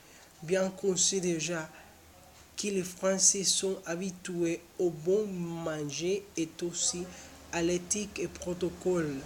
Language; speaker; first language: French; non-native, learner; Spanish